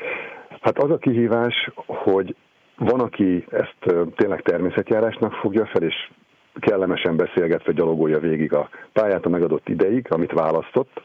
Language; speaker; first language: Hungarian; native; Hungarian